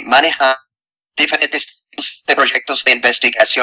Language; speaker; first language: Spanish; non-native, fluent; English